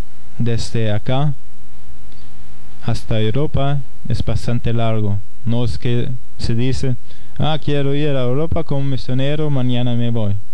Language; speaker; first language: Spanish; non-native, fluent; German